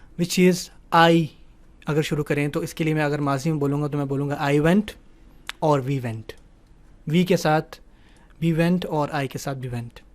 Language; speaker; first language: Urdu; native; Urdu